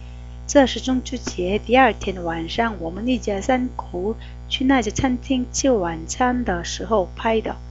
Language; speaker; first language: Chinese; non-native, fluent; Korean